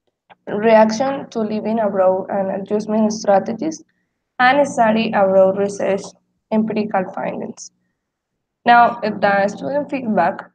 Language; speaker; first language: English; non-native, learner; Spanish